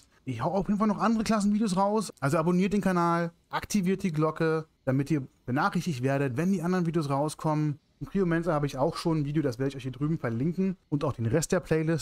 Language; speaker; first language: German; native; German